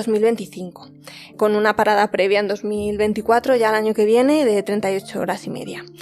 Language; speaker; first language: Spanish; native; Spanish